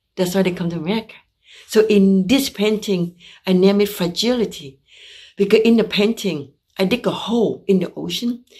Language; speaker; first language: English; non-native, fluent; Vietnamese